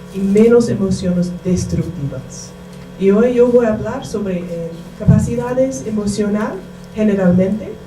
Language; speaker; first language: Spanish; non-native, learner; English